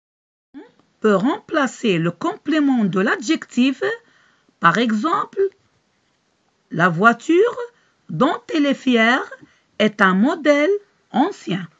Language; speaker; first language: French; non-native, local second language; Arabic